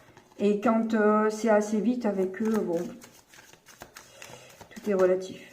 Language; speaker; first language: French; native; French